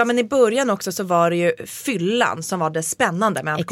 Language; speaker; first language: Swedish; native; Swedish